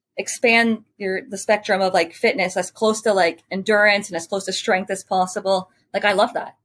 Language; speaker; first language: English; non-native, fluent; French